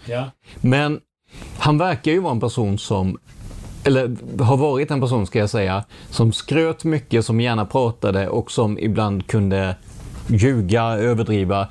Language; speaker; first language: Swedish; native; Swedish